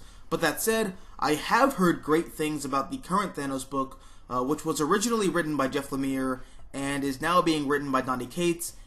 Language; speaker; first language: English; native; English